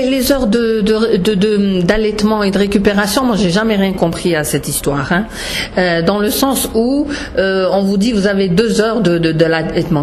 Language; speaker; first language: French; non-native, local second language; Arabic